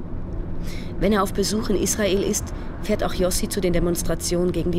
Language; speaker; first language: German; native; German